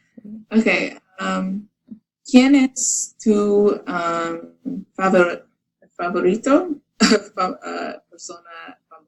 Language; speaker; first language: Spanish; non-native, learner; English